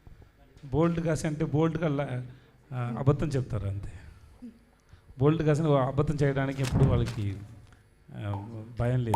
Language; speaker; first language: Telugu; non-native, learner; Tamil